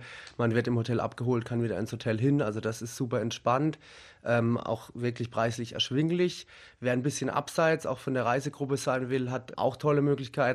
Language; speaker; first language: German; native; German